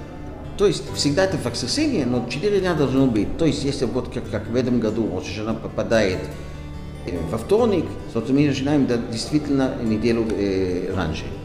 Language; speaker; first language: Russian; non-native, fluent; Hebrew